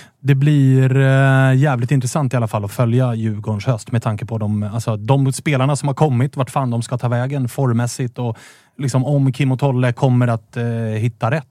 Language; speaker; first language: Swedish; native; Swedish